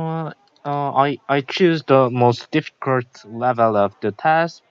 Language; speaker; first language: English; non-native, learner; Korean